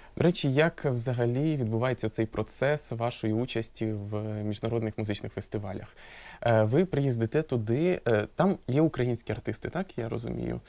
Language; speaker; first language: Ukrainian; native; Ukrainian